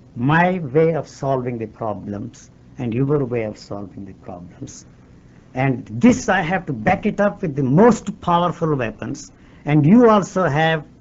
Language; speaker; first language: English; non-native, local second language; Telugu